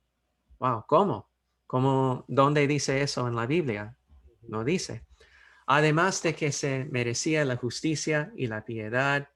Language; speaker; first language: Spanish; non-native, fluent; English